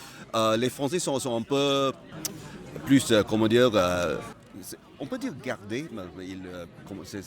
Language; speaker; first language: French; non-native, fluent; Malay